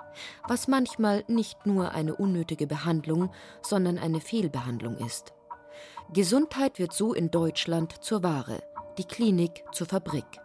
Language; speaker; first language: German; native; German